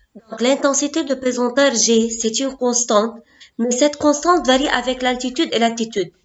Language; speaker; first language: French; non-native, local second language; Arabic